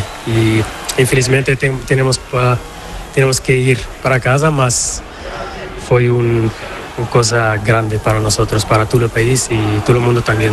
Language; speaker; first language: Spanish; non-native, learner; Portuguese